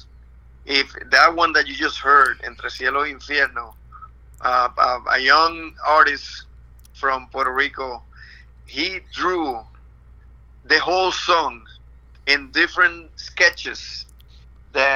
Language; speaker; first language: English; non-native, fluent; Spanish